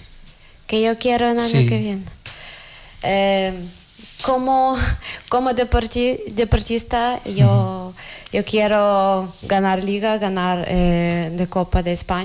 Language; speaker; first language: Spanish; non-native, learner; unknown